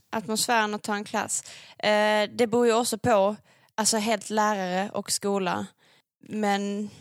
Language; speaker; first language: Swedish; native; Swedish